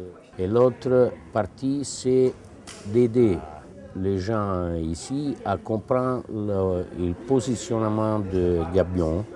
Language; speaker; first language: French; non-native, fluent; Italian